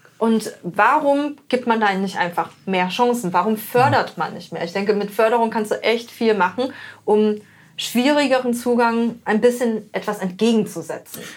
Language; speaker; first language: German; native; German